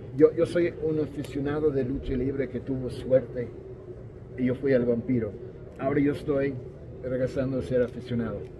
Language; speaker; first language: Spanish; non-native, fluent; English